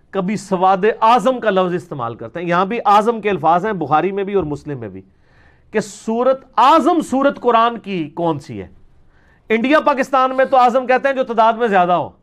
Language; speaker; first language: Urdu; non-native, local second language; Punjabi